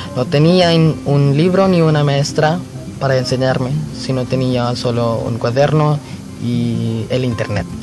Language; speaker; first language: Spanish; non-native, fluent; Filipino